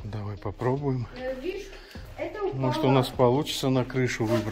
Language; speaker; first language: Russian; native; Russian